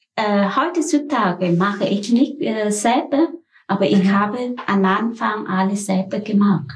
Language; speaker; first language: German; non-native, learner; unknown